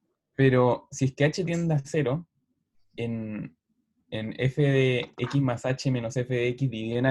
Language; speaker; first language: Spanish; native; Spanish